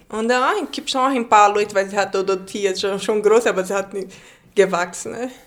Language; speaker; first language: German; non-native, learner; Portuguese